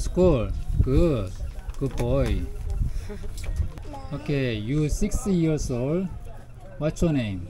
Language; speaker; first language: English; non-native, learner; Korean